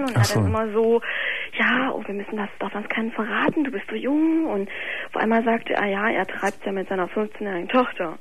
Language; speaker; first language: German; native; German